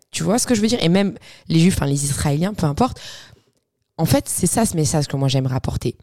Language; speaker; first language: French; early bilingual, other home language; Arabic